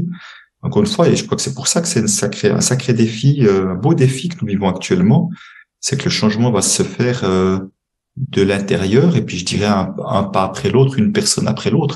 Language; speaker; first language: French; native; French